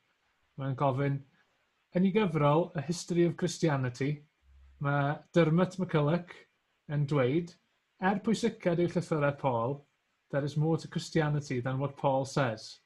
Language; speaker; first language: Welsh; native; Welsh